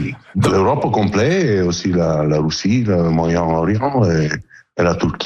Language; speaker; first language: French; non-native, learner; Italian